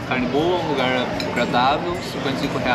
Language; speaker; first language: Spanish; non-native, learner; Portuguese